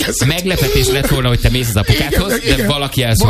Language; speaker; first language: Hungarian; native; Hungarian